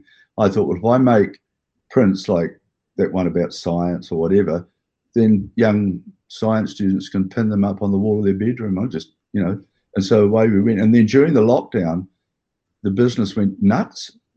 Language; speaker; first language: English; native; English